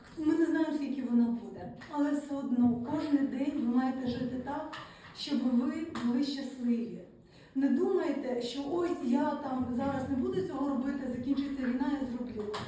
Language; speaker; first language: Ukrainian; native; Ukrainian